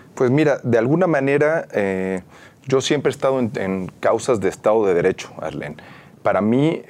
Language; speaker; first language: Spanish; native; Spanish